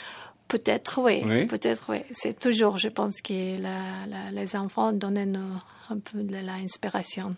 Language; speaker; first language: French; non-native, fluent; Tajik